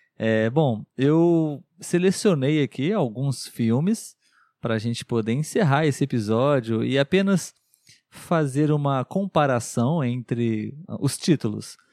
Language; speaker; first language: Portuguese; native; Portuguese